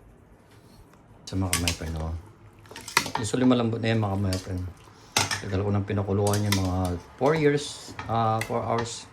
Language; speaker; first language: Filipino; native; Filipino